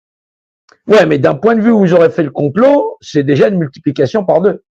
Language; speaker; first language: French; native; French